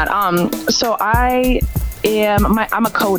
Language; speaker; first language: English; native; English